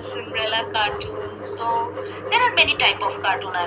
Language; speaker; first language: English; non-native, learner; Bangla